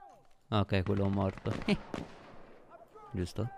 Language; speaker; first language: Italian; native; Italian